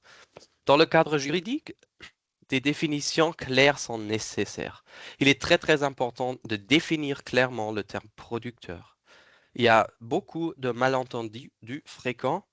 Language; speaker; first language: French; non-native, fluent; German